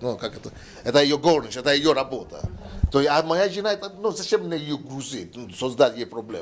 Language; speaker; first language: Russian; non-native, learner; Yoruba